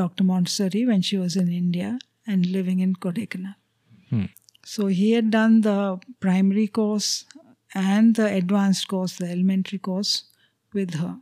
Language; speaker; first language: English; non-native, local second language; Telugu